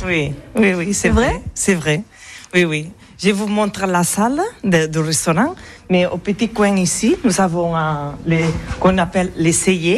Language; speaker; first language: French; non-native, local second language; Catalan